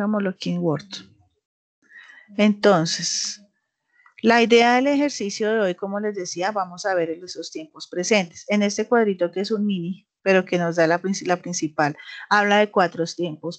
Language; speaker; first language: Spanish; native; Spanish